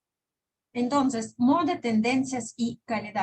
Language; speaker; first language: Spanish; non-native, fluent; Russian